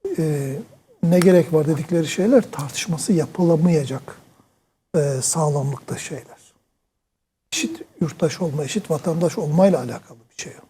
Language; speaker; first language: Turkish; native; Turkish